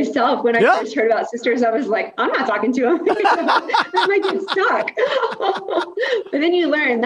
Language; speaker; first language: English; native; English